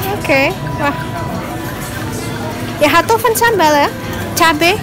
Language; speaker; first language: Dutch; non-native, local second language; Indonesian